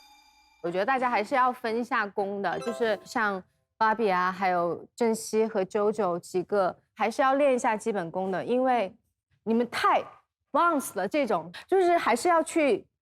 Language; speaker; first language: Chinese; native; Chinese